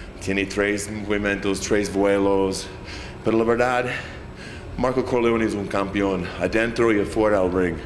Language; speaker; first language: Spanish; non-native, fluent; English